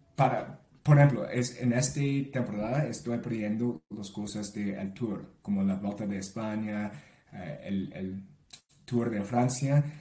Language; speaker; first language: Spanish; non-native, learner; English